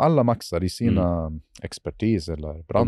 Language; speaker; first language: Swedish; non-native, fluent; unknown